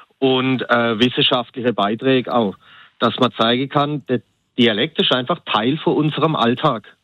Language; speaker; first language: German; native; German